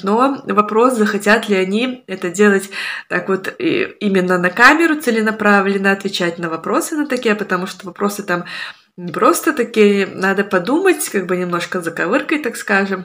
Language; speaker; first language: Russian; native; Russian